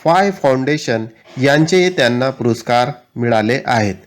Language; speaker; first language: Marathi; non-native, local second language; Urdu